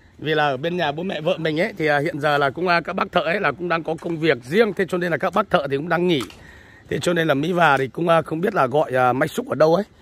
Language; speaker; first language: Vietnamese; non-native, local second language; Hmong